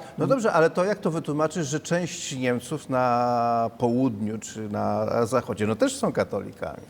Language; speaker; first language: Polish; native; Polish